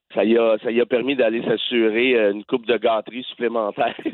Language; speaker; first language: French; native; French